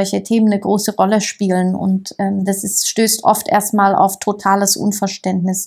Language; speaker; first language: German; native; German